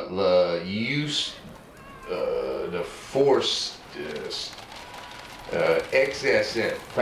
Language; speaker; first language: French; non-native, learner; English